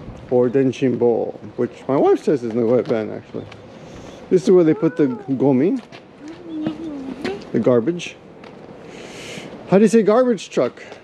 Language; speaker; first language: English; native; English